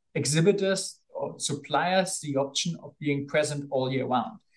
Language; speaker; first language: English; non-native, fluent; German